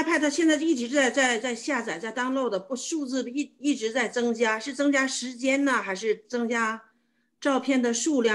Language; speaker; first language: Chinese; native; Chinese